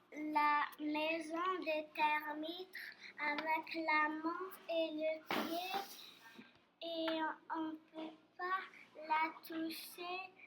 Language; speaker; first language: French; non-native, learner; Portuguese